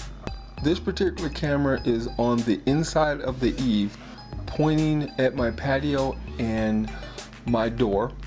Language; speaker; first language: English; native; English